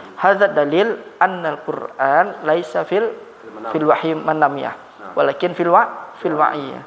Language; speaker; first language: Arabic; non-native, fluent; Malay